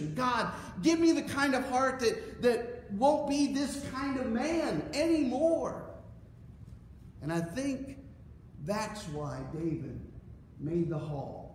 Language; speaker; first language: English; native; English